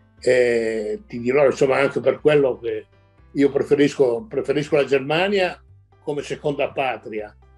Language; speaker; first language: Italian; native; Italian